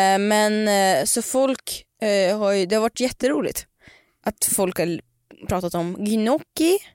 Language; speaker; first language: Swedish; native; Swedish